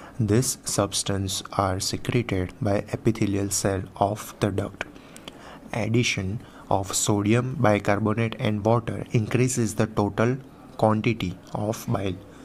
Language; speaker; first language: English; non-native, local second language; Gujarati